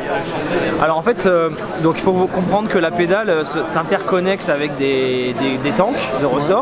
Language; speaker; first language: French; native; French